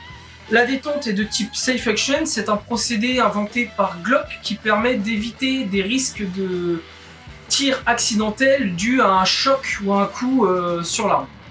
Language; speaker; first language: French; native; French